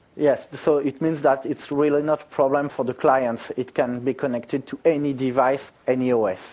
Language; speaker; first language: English; non-native, fluent; French